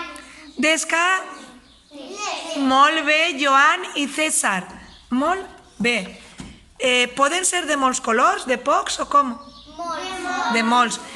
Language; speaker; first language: Catalan; native; Catalan